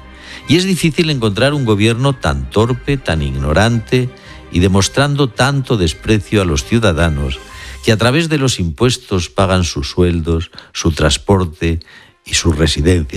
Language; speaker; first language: Spanish; native; Spanish